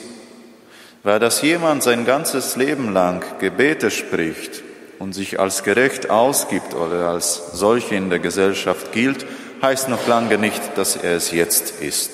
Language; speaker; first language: German; non-native, fluent; Polish